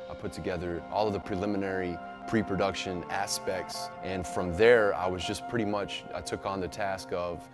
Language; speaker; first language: English; native; English